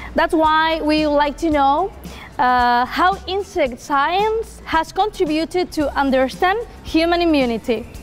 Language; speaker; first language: English; non-native, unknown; Spanish